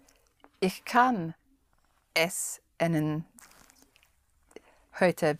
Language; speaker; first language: German; non-native, learner; English